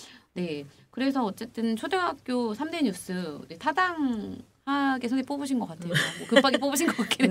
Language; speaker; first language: Korean; native; Korean